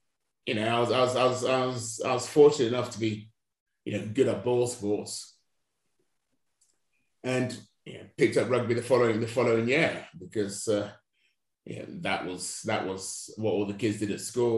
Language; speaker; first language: English; non-native, local second language; Yoruba